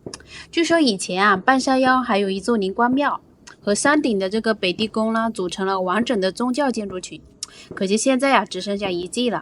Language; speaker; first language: Chinese; native; Chinese